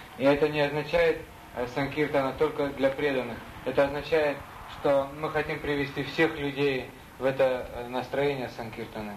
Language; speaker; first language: Russian; native; Russian